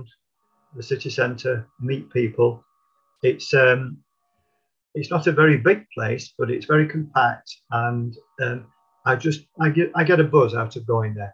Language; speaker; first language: English; native; English